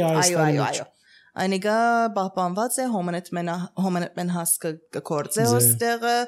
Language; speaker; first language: Armenian; early bilingual, heritage; Armenian